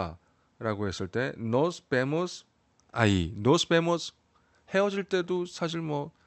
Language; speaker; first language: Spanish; non-native, fluent; Korean